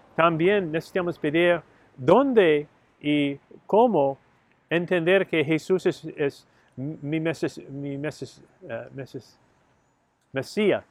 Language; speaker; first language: Spanish; non-native, learner; English